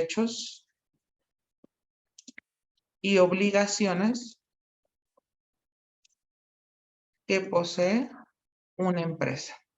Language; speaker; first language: Spanish; native; Spanish